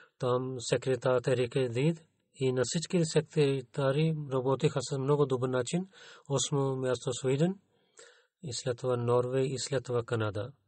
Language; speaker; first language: Bulgarian; non-native, fluent; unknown